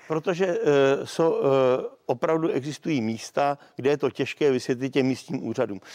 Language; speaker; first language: Czech; native; Czech